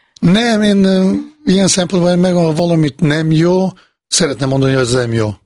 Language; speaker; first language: Hungarian; non-native, fluent; Bosnian